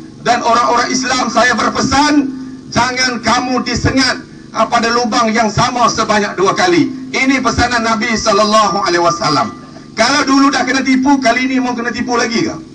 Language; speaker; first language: Malay; native; Malay